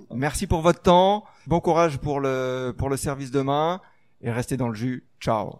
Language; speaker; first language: French; native; French